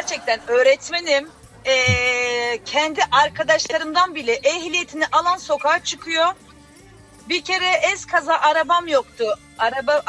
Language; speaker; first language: Turkish; non-native, fluent; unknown